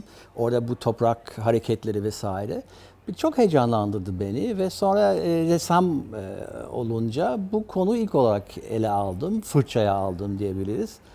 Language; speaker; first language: Turkish; early bilingual, other home language; German